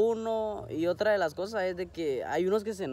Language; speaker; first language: Spanish; native; Spanish